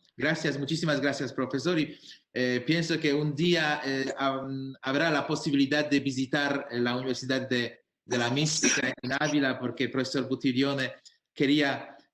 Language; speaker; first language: Spanish; non-native, fluent; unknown